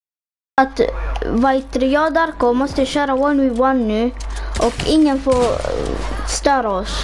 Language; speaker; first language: Swedish; early bilingual, other home language; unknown